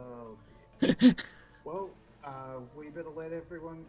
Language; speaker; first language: English; native; English